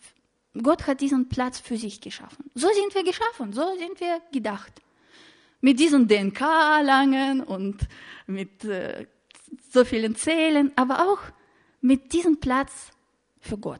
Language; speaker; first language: German; non-native, fluent; Russian